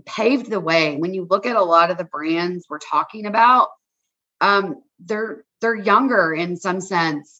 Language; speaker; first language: English; native; English